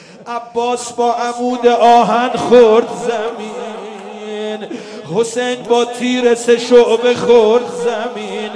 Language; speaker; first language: Persian; native; Persian